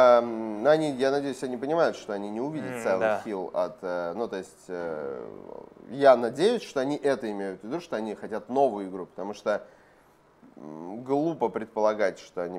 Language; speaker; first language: Russian; native; Russian